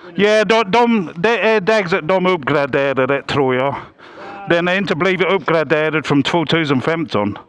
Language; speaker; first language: Swedish; non-native, fluent; English